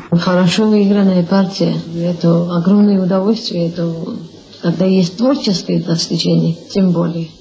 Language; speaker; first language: Russian; non-native, local second language; Georgian